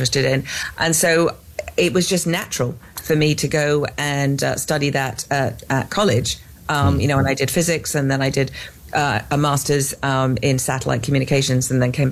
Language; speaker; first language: English; native; English